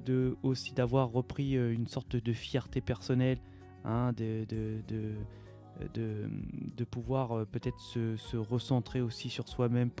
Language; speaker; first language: French; native; French